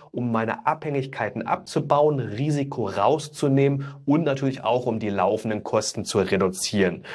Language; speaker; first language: German; native; German